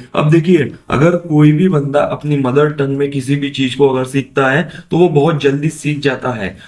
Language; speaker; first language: Hindi; non-native, local second language; Marathi